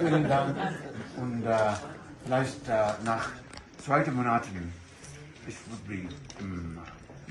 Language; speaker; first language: German; non-native, learner; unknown